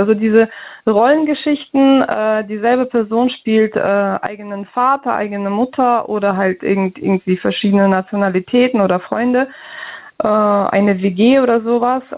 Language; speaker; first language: German; early bilingual, other home language; Russian